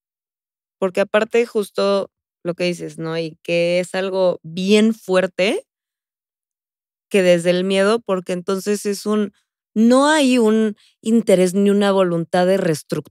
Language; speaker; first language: Spanish; native; Spanish